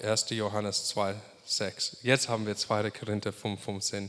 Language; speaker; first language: German; non-native, fluent; English